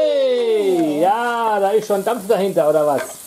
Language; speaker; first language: German; native; German